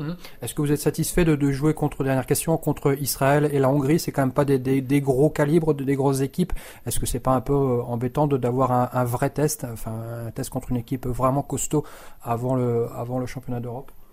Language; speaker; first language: French; native; French